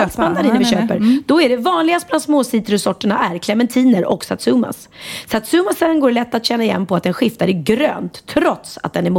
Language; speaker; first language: Swedish; native; Swedish